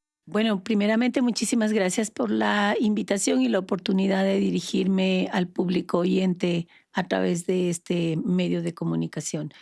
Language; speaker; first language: Spanish; native; Spanish